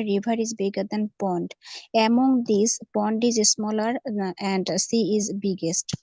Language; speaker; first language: English; non-native, learner; Bangla